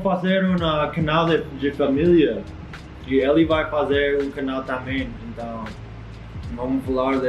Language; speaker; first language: Portuguese; non-native, learner; English